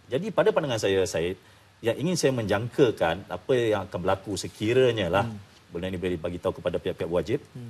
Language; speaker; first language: Malay; native; Malay